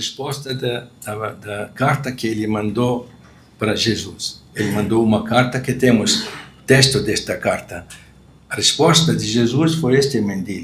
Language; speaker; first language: Portuguese; non-native, fluent; Arabic